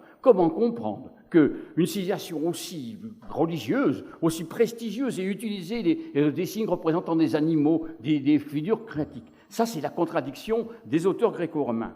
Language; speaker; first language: French; native; French